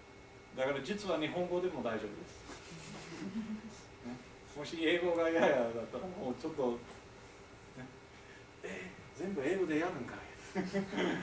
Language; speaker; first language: Japanese; non-native, fluent; English